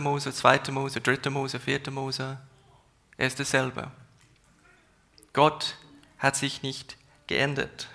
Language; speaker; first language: German; non-native, fluent; English